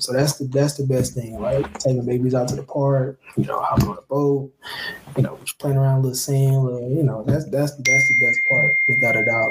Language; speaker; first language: English; native; English